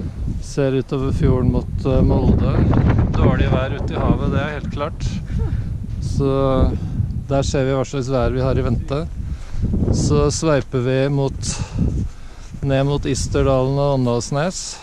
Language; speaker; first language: Norwegian; native; Norwegian